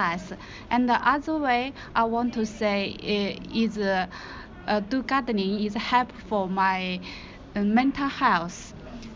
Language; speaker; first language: English; non-native, learner; Chinese